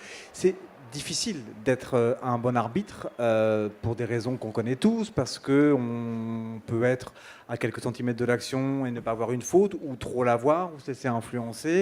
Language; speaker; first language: French; native; French